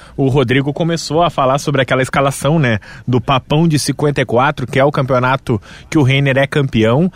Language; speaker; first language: Portuguese; native; Portuguese